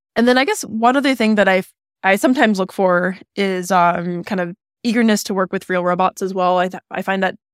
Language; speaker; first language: English; native; English